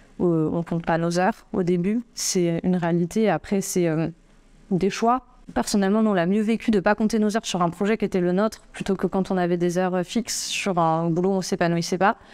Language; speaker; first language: French; native; French